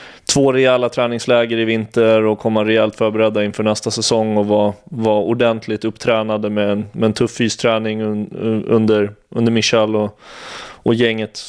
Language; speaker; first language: Swedish; native; Swedish